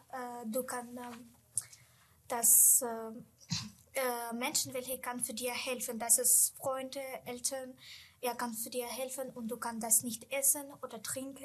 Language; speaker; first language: German; non-native, learner; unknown